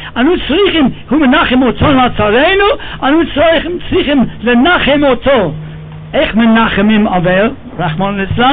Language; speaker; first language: Hebrew; non-native, fluent; English